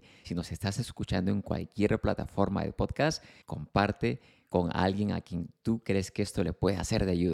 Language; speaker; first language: Spanish; native; Spanish